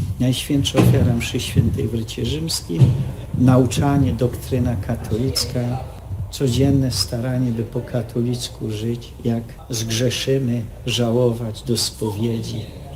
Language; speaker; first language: Polish; native; Polish